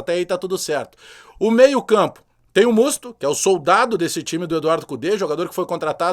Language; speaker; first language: Portuguese; native; Portuguese